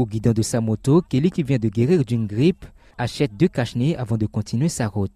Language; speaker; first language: French; non-native, local second language; Sango